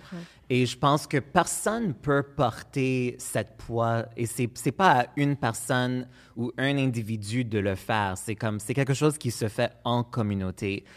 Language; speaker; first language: French; non-native, local second language; English